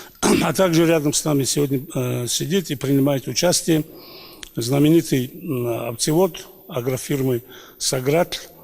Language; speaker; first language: Russian; native; Russian